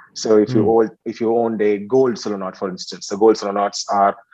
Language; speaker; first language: English; non-native, local second language; Tamil